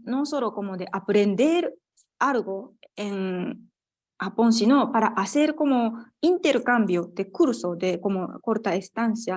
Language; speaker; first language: Spanish; non-native, fluent; Japanese